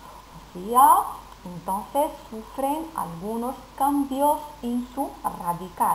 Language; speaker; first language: Spanish; non-native, fluent; Arabic